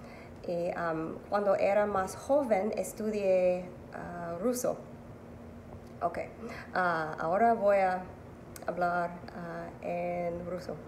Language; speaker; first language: Spanish; non-native, learner; English